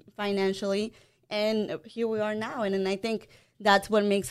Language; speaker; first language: English; non-native, fluent; Spanish